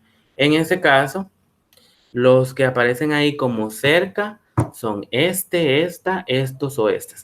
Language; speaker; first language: Spanish; native; Spanish